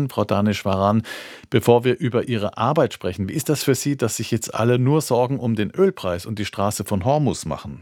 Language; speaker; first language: German; native; German